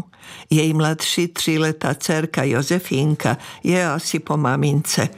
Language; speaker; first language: Czech; native; Czech